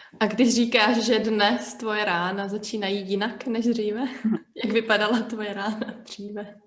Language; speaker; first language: Czech; native; Czech